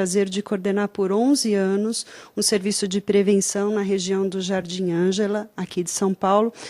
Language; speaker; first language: Portuguese; native; Portuguese